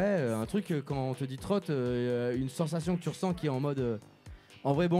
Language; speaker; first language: French; native; French